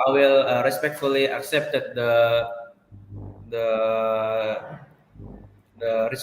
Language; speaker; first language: English; non-native, learner; Indonesian